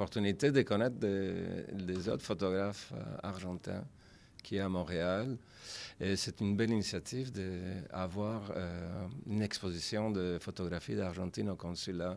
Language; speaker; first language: French; non-native, fluent; Spanish